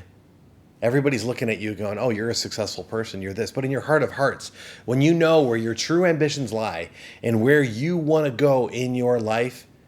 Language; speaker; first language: English; native; English